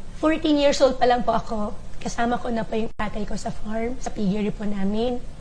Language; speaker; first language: Filipino; non-native, local second language; Chinese